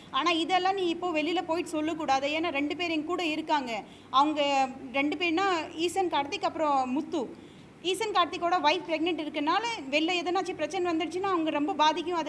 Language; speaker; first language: Tamil; non-native, local second language; Hindi